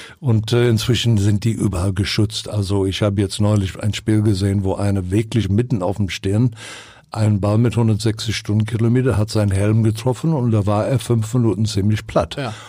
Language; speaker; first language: German; non-native, fluent; English